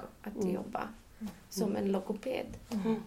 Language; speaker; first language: Swedish; non-native, fluent; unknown